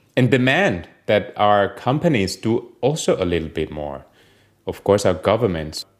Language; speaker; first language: English; non-native, fluent; Spanish